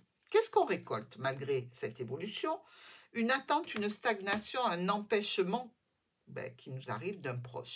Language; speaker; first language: French; native; French